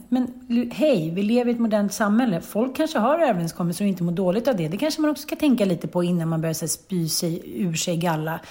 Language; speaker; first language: Swedish; native; Swedish